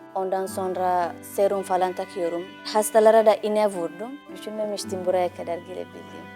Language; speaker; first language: Turkish; non-native, fluent; Indonesian